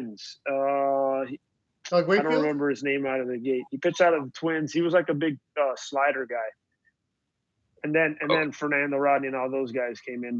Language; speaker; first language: English; native; English